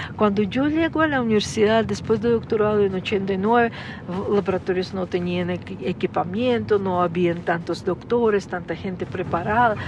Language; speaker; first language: Spanish; non-native, fluent; Russian